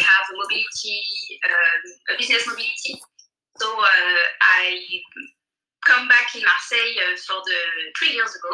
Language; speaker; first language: English; non-native, learner; French